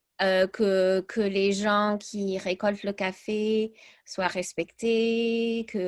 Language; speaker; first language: French; early bilingual, other home language; English